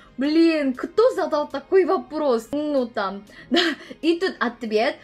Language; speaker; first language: Russian; non-native, learner; Korean